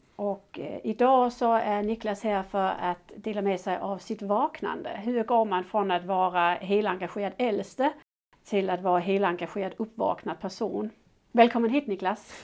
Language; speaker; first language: Swedish; non-native, fluent; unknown